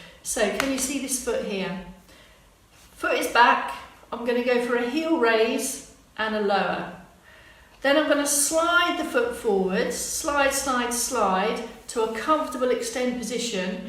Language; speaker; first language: English; native; English